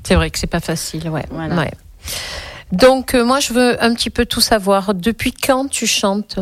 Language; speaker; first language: French; native; French